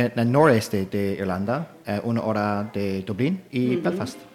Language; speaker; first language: Spanish; non-native, learner; English